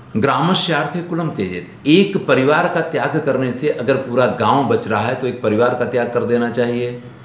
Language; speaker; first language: Hindi; native; Hindi